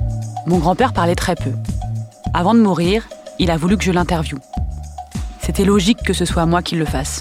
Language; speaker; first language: French; native; French